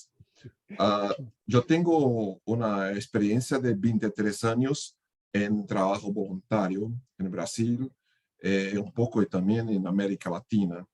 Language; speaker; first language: Spanish; non-native, fluent; Portuguese